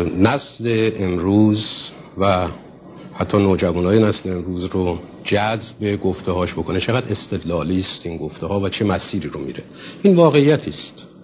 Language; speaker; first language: Persian; native; Persian